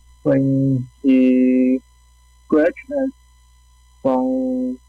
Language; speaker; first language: English; non-native, learner; Chinese